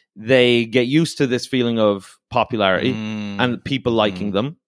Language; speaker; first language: English; native; English